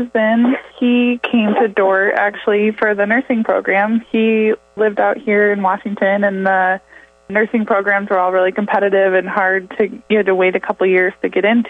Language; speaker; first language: English; native; English